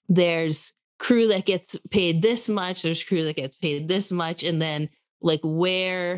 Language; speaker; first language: English; native; English